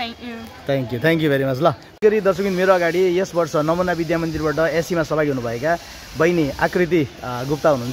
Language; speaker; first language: Nepali; native; Nepali